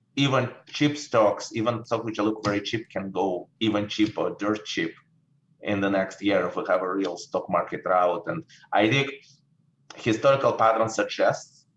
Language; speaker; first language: English; non-native, fluent; Russian